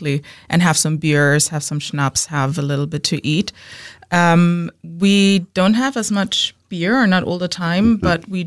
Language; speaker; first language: English; non-native, fluent; German